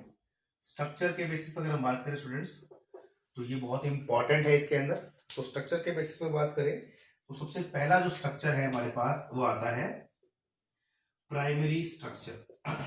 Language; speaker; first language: Hindi; native; Hindi